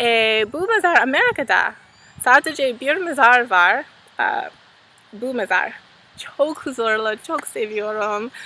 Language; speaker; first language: Turkish; non-native, learner; English